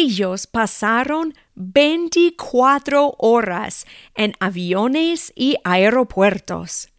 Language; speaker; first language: Spanish; non-native, fluent; English